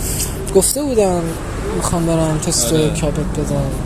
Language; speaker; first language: Persian; native; Persian